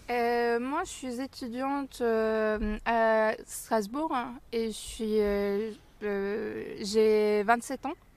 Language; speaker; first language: French; non-native, fluent; Turkish